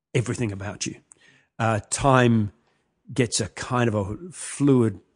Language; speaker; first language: English; native; English